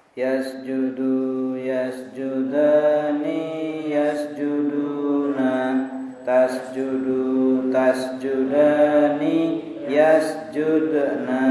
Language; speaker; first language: Arabic; non-native, learner; Indonesian